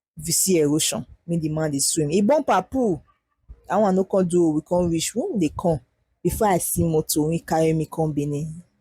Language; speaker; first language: Nigerian Pidgin; native; Nigerian Pidgin